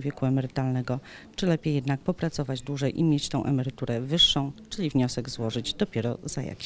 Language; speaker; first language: Polish; native; Polish